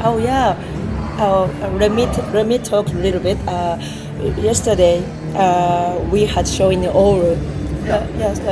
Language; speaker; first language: English; non-native, learner; Japanese